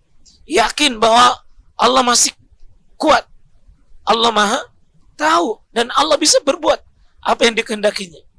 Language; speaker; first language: Indonesian; native; Indonesian